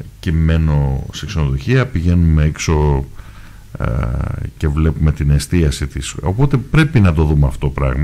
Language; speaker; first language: Greek; native; Greek